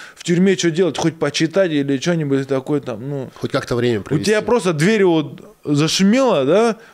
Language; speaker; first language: Russian; native; Russian